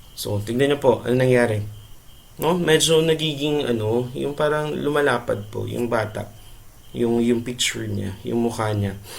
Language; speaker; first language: Filipino; non-native, local second language; Cebuano